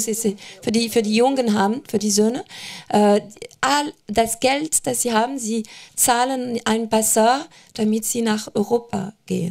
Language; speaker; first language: German; non-native, fluent; French